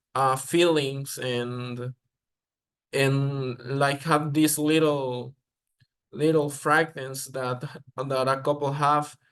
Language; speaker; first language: English; non-native, learner; Spanish